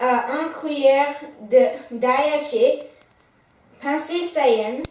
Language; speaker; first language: French; non-native, learner; English